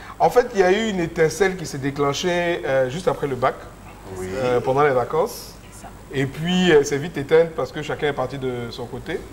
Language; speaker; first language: French; native; French